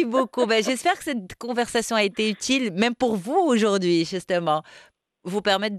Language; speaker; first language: French; non-native, local second language; Arabic